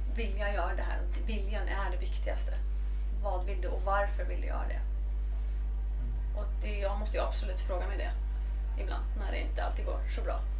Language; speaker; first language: Swedish; non-native, fluent; Icelandic